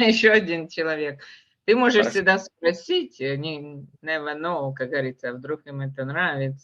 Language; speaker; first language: Russian; native; Russian